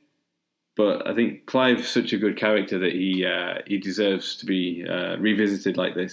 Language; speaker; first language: English; native; English